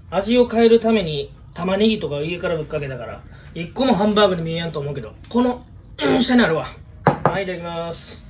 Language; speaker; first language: Japanese; native; Japanese